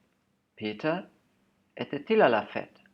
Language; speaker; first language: French; non-native, fluent; German